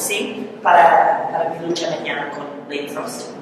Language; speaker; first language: Spanish; non-native, learner; English